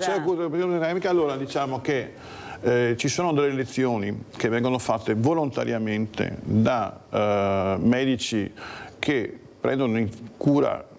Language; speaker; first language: Italian; native; Italian